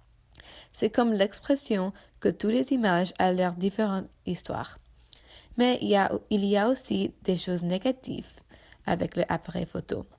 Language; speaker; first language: French; non-native, learner; English